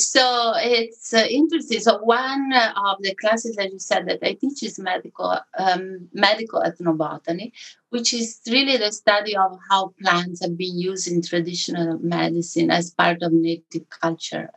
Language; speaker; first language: English; non-native, fluent; Italian